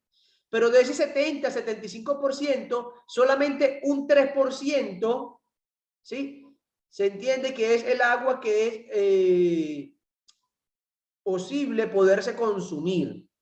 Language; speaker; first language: Spanish; native; Spanish